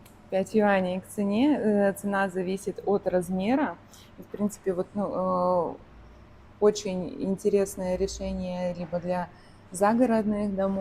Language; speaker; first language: Russian; native; Russian